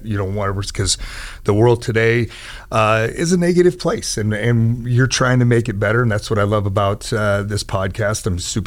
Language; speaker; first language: English; native; English